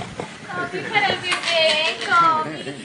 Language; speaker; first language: Spanish; native; Spanish